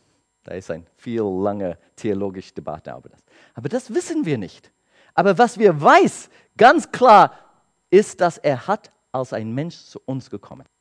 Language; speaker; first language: German; non-native, learner; English